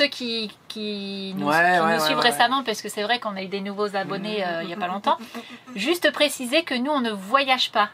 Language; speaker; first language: French; native; French